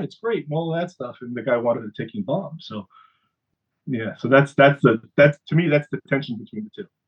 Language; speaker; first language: English; native; English